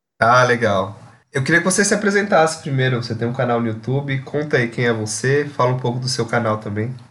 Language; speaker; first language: Portuguese; native; Portuguese